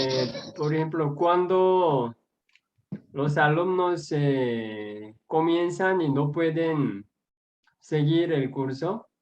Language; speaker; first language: Spanish; non-native, fluent; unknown